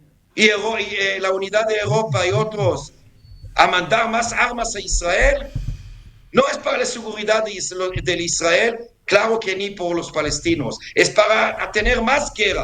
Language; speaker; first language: Spanish; non-native, fluent; Hebrew